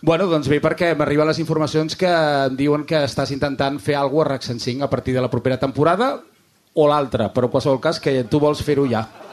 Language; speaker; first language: Catalan; non-native, fluent; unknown